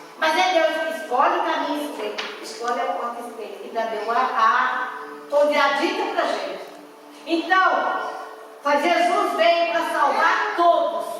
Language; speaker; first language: Portuguese; native; Portuguese